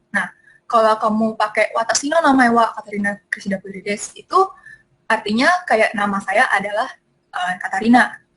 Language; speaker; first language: Indonesian; native; Indonesian